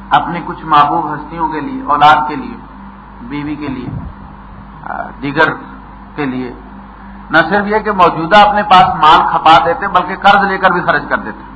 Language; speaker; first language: Urdu; non-native, local second language; Punjabi